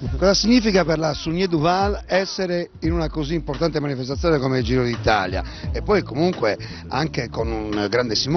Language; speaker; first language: Italian; native; Italian